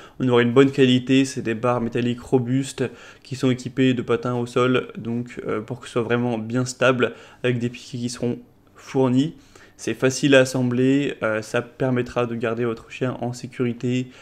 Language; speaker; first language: French; native; French